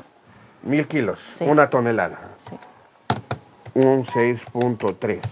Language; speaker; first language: Spanish; native; Spanish